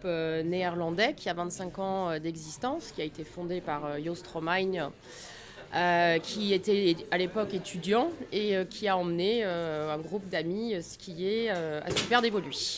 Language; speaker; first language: French; native; French